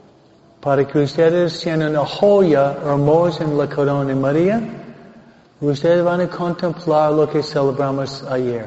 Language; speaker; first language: Spanish; non-native, fluent; English